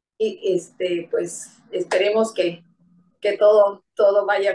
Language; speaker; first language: Spanish; native; Spanish